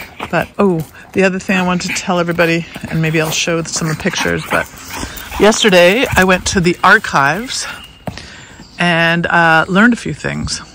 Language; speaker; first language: English; native; English